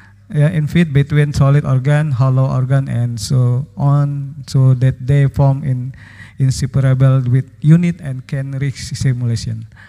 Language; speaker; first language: English; non-native, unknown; Indonesian